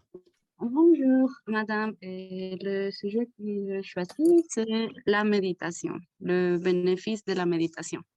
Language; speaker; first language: French; non-native, learner; Spanish